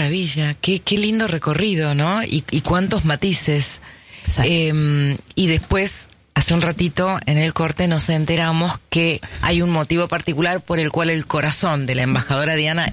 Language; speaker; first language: Spanish; native; Spanish